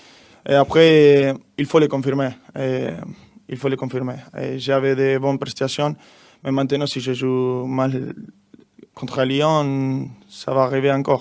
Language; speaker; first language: French; non-native, learner; Spanish